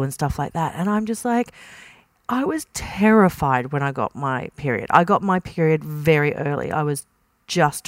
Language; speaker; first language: English; native; English